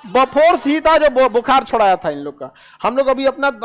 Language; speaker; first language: Hindi; native; Hindi